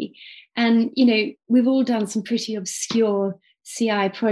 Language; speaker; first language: English; native; English